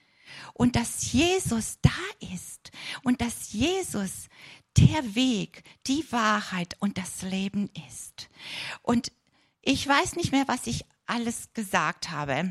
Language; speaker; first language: German; non-native, fluent; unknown